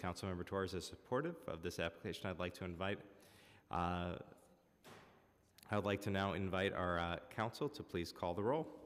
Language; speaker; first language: English; native; English